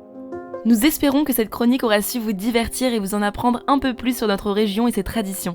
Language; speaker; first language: French; native; French